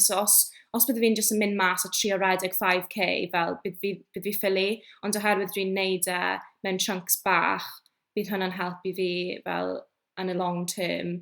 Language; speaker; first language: Welsh; non-native, local second language; English